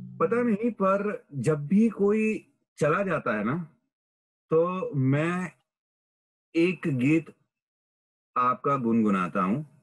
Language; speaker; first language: Hindi; non-native, local second language; Gujarati